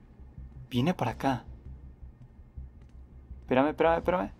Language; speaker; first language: Spanish; native; Spanish